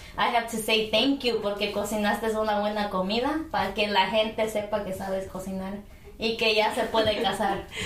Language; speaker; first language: Spanish; early bilingual, heritage; Spanish